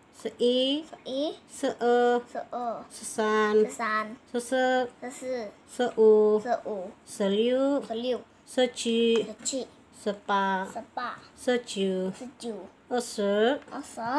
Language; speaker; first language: Chinese; non-native, learner; Malay